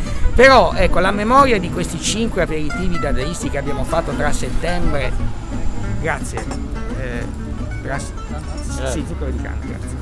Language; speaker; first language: Italian; native; Italian